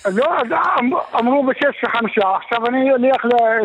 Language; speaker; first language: Hebrew; non-native, local second language; Arabic